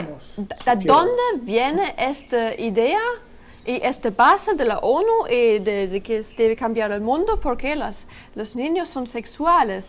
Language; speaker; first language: Spanish; non-native, learner; French